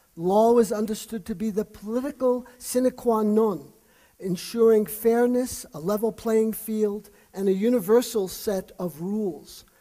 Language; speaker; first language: English; native; English